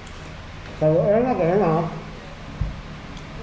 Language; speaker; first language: Indonesian; non-native, learner; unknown